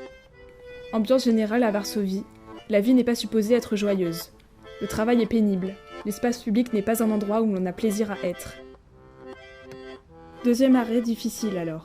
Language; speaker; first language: French; native; French